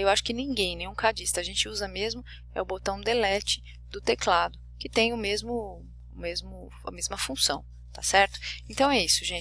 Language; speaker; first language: Portuguese; native; Portuguese